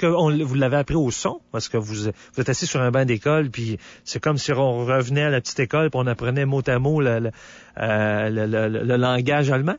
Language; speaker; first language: French; native; French